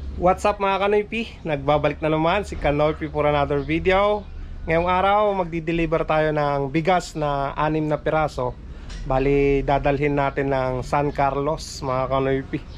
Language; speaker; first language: Filipino; native; Filipino